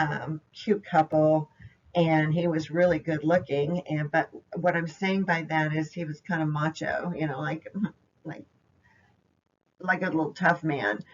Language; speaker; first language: English; native; English